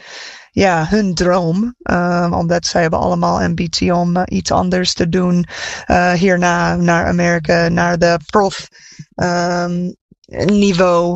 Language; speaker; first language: Dutch; non-native, fluent; English